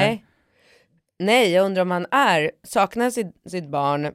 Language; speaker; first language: Swedish; native; Swedish